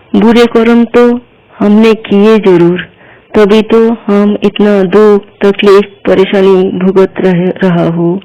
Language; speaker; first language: Hindi; non-native, local second language; Bangla